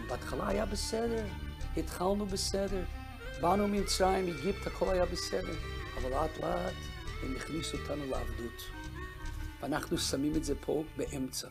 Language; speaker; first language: Hebrew; non-native, fluent; Russian